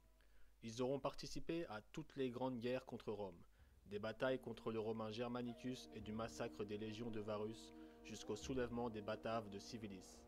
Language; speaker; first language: French; native; French